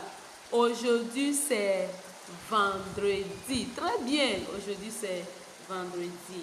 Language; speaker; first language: French; non-native, fluent; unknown